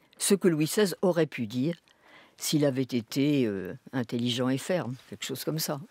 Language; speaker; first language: French; native; French